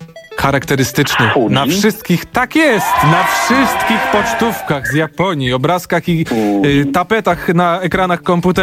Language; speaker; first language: Polish; native; Polish